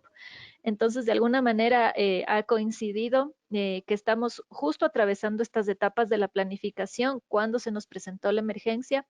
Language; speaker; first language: Spanish; native; Spanish